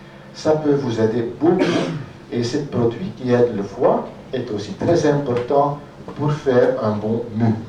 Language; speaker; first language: French; non-native, local second language; Dutch